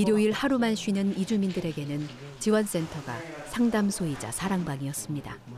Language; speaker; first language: Korean; native; Korean